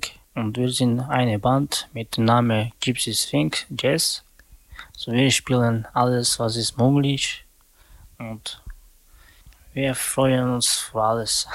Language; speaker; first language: German; non-native, learner; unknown